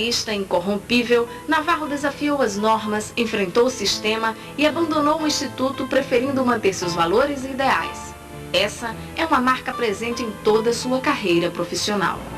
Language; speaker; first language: Portuguese; native; Portuguese